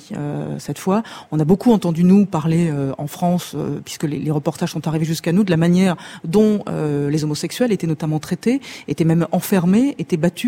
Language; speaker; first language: French; native; French